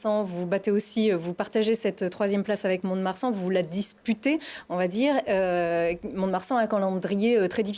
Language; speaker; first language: French; native; French